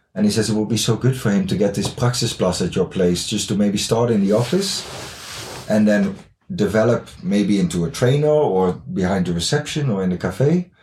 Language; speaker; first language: English; non-native, fluent; Dutch